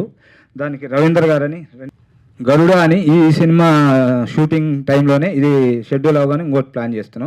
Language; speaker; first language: Telugu; native; Telugu